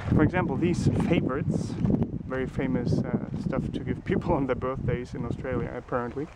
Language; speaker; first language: English; non-native, fluent; German